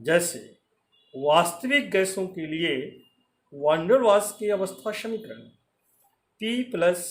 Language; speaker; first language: Hindi; native; Hindi